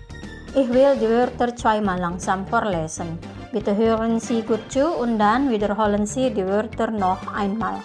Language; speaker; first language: German; non-native, fluent; Indonesian